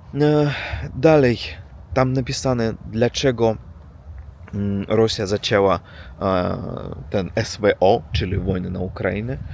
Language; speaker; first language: Polish; non-native, learner; Russian